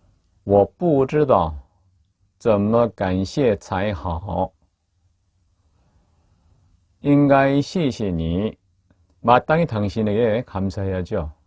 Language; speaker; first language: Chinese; non-native, fluent; Korean